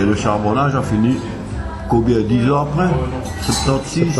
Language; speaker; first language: French; native; French